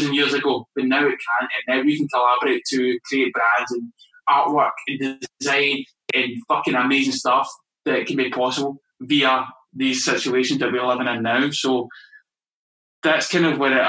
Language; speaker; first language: English; native; English